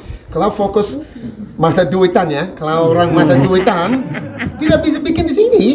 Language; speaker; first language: Indonesian; non-native, fluent; English